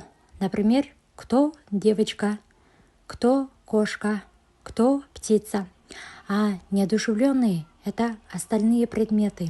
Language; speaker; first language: Russian; non-native, local second language; Kazakh